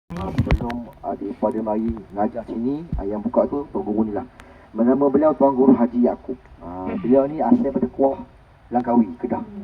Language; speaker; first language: Malay; native; Malay